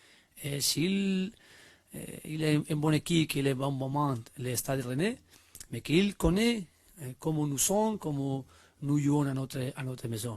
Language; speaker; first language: French; non-native, learner; Spanish